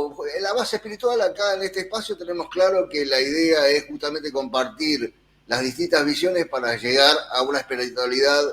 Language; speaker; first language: Spanish; native; Spanish